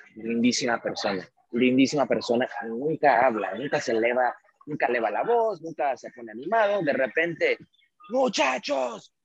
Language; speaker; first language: Spanish; early bilingual, heritage; Spanish